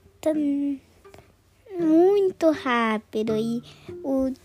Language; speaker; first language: Portuguese; early bilingual, heritage; Portuguese